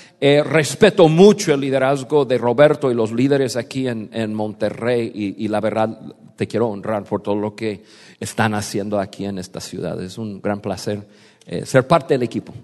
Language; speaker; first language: Spanish; non-native, fluent; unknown